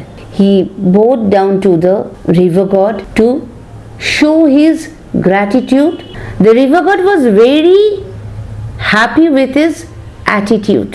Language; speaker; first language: English; non-native, local second language; Bangla